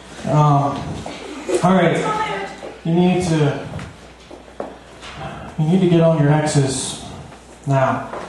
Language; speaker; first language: English; native; English